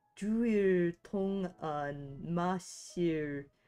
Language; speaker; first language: Korean; non-native, learner; English